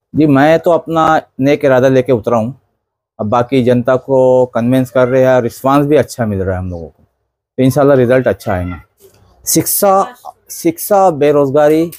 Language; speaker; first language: Hindi; native; Hindi